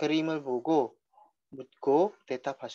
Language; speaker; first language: Korean; non-native, fluent; Indonesian